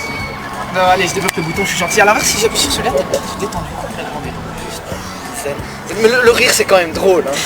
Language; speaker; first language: French; native; French